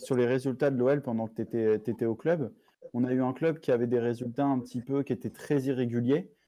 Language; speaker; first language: French; native; French